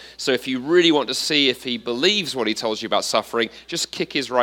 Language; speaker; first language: English; native; English